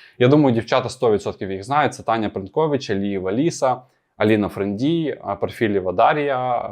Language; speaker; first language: Ukrainian; non-native, local second language; Russian